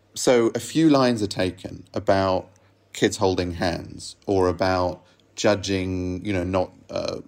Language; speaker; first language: English; native; English